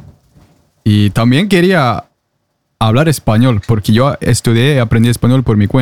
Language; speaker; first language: Spanish; non-native, fluent; Norwegian